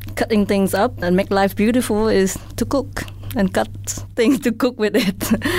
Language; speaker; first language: English; non-native, fluent; Vietnamese